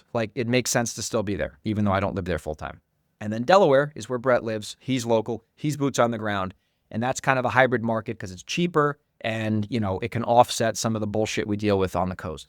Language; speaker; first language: English; native; English